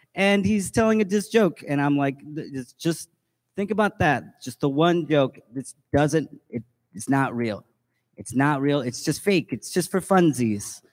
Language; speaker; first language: English; native; English